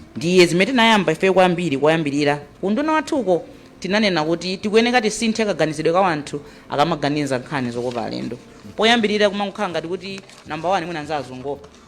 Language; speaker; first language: Nyanja; native; Nyanja